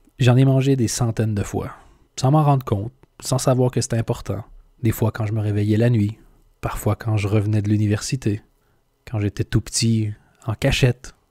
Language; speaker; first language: French; native; French